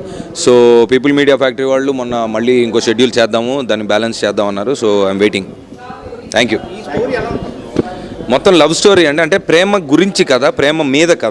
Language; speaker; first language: Telugu; native; Telugu